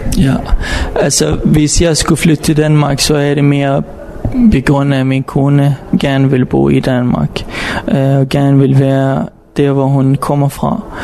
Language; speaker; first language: Danish; non-native, fluent; Arabic